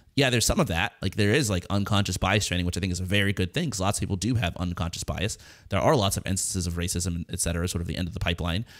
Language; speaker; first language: English; native; English